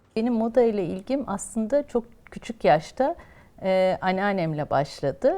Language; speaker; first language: Turkish; native; Turkish